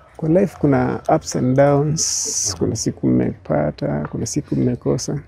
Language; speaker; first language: Swahili; native; Swahili